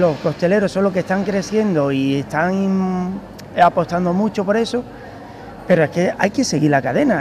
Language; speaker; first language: Spanish; native; Spanish